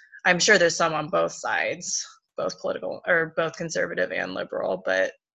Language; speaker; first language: English; native; English